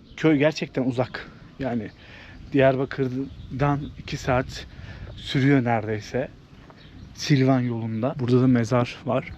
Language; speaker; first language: Turkish; native; Turkish